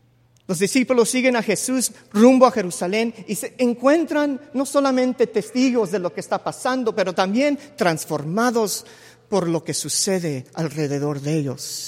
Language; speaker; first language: Spanish; early bilingual, heritage; Spanish